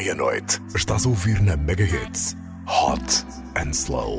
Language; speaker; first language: Portuguese; native; Portuguese